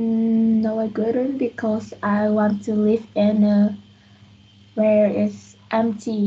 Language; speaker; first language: English; non-native, learner; Vietnamese